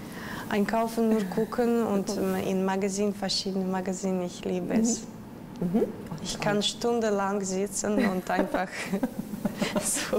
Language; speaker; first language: German; non-native, learner; Russian